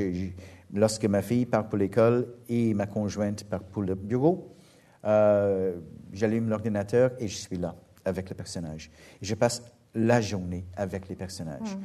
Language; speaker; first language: French; non-native, fluent; English